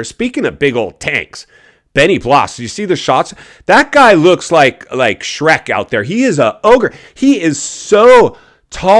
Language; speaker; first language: English; native; English